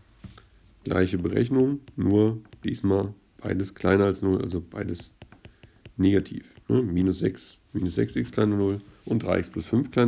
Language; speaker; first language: German; native; German